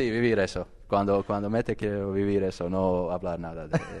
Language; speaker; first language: Spanish; non-native, learner; Croatian